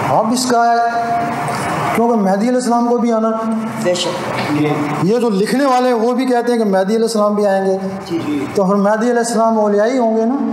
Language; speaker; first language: Urdu; non-native, local second language; Punjabi